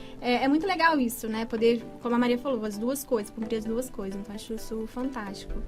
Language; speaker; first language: Portuguese; native; Portuguese